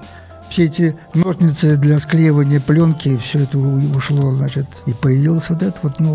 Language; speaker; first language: Russian; native; Russian